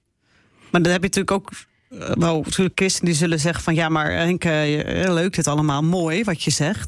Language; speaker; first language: Dutch; native; Dutch